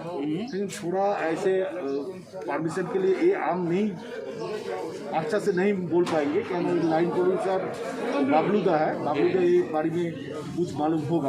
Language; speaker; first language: Hindi; non-native, local second language; Bangla